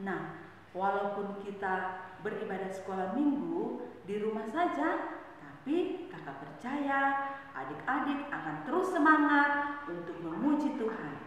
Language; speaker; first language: Indonesian; native; Indonesian